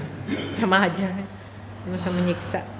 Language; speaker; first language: Indonesian; native; Indonesian